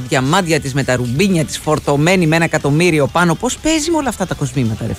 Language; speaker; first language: Greek; native; Greek